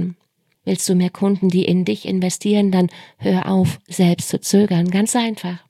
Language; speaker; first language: German; native; German